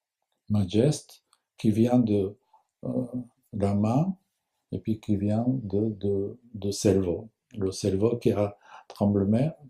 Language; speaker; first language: French; non-native, fluent; Japanese